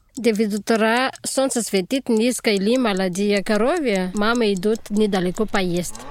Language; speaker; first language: Russian; non-native, fluent; Malagasy